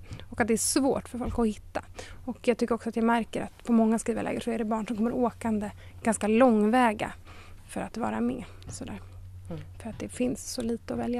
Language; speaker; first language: Swedish; native; Swedish